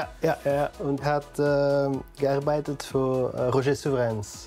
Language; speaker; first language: German; non-native, learner; Dutch